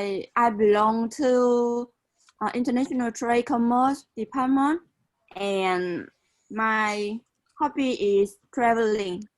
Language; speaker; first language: English; non-native, learner; Vietnamese